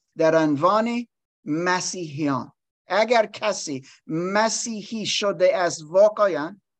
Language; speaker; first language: Persian; non-native, learner; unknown